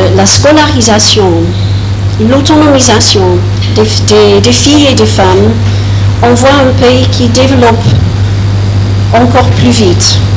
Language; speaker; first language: French; non-native, fluent; English